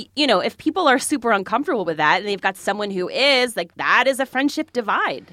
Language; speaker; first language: English; native; English